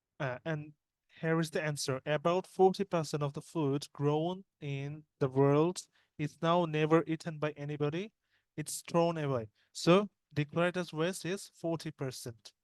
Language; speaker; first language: English; non-native, fluent; Bangla